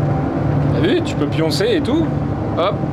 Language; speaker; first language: French; native; French